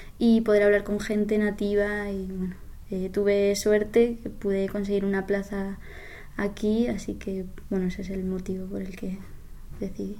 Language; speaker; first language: Spanish; native; Spanish